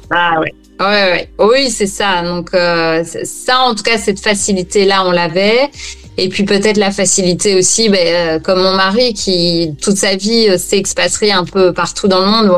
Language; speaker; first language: French; native; French